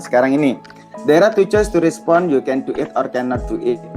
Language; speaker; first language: English; non-native, learner; Indonesian